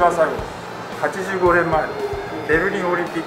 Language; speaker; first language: Japanese; native; Japanese